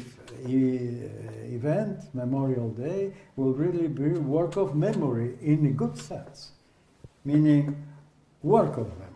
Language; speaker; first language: English; non-native, fluent; Polish